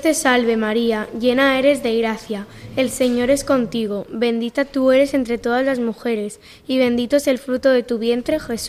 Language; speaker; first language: Spanish; native; Spanish